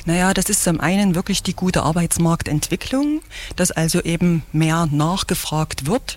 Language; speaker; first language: German; native; German